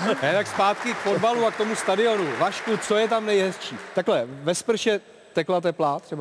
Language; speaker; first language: Czech; native; Czech